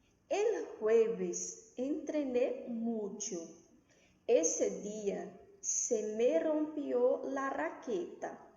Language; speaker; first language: Spanish; non-native, fluent; Portuguese